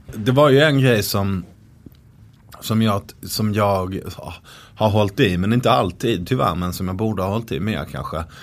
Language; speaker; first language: Swedish; native; Swedish